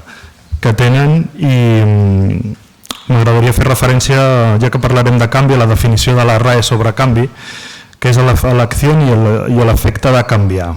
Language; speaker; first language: Catalan; native; Catalan